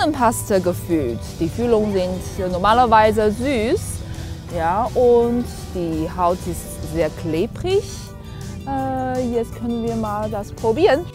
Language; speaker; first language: German; non-native, fluent; Chinese